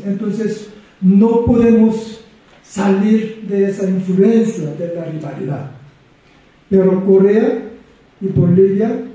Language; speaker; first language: Spanish; non-native, fluent; Korean